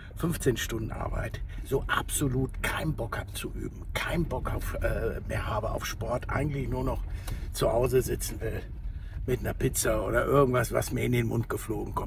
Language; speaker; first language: German; native; German